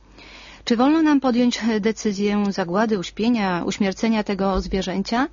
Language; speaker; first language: Polish; native; Polish